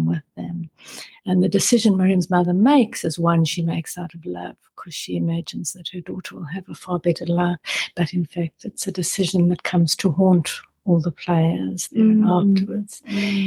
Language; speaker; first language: English; native; English